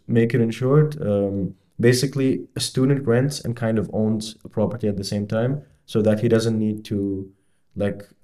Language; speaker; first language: English; non-native, fluent; Arabic